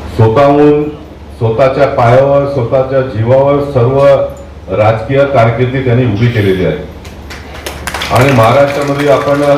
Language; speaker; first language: Marathi; native; Marathi